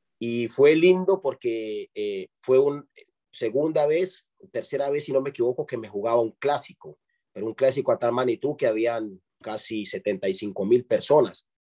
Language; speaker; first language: Spanish; native; Spanish